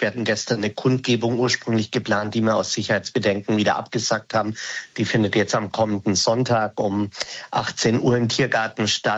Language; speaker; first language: German; native; German